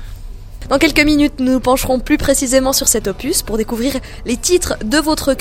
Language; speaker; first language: French; native; French